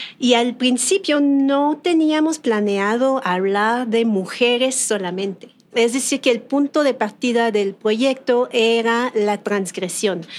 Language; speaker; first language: Spanish; non-native, fluent; French